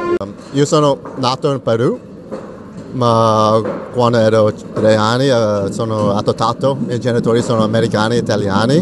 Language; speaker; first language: Italian; non-native, learner; English